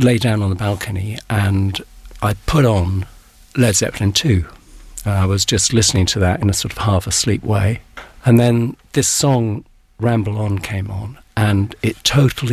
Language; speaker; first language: English; native; English